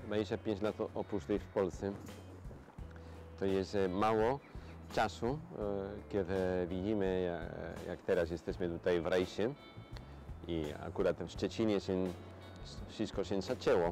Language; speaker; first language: Polish; non-native, fluent; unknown